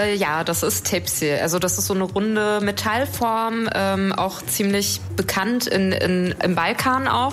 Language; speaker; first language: German; early bilingual, other home language; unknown